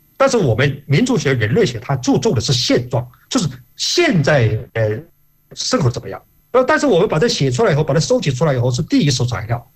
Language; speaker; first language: Chinese; non-native, local second language; Hakka Chinese